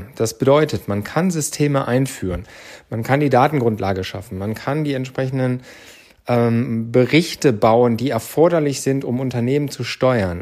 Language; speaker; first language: German; native; German